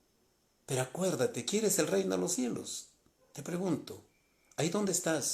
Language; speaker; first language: Spanish; native; Spanish